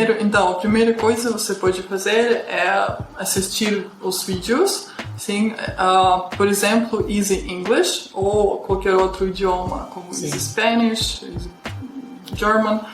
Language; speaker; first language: Portuguese; non-native, fluent; Russian